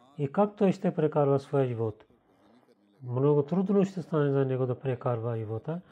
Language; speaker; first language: Bulgarian; non-native, learner; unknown